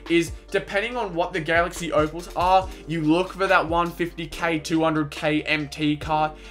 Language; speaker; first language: English; native; English